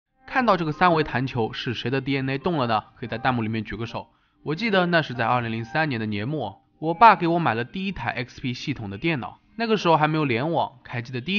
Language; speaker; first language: Chinese; native; Chinese